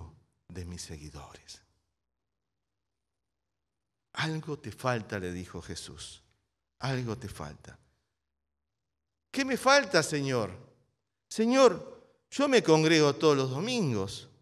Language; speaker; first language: Spanish; native; Spanish